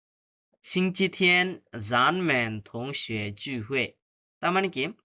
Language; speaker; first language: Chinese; non-native, fluent; Bangla